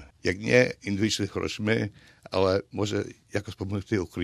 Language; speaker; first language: Ukrainian; early bilingual, heritage; Ukrainian